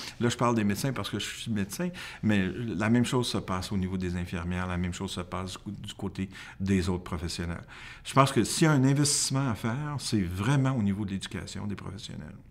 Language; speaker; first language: French; native; French